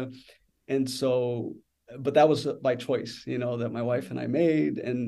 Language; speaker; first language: English; native; English